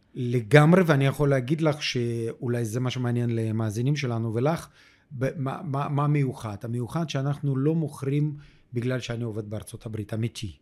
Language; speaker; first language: Hebrew; non-native, fluent; Russian